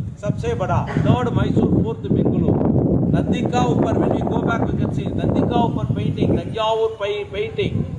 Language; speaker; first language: Hindi; non-native, local second language; Tamil